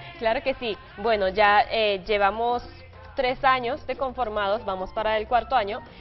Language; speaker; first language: Spanish; non-native, fluent; Japanese